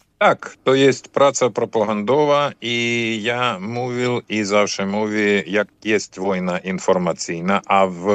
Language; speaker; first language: Polish; non-native, learner; Ukrainian